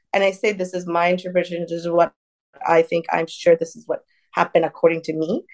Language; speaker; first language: English; early bilingual, other home language; Tamil